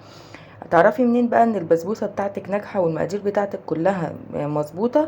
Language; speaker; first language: Arabic; native; Arabic